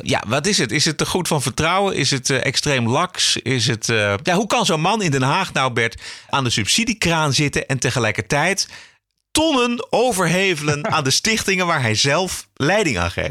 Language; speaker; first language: Dutch; native; Dutch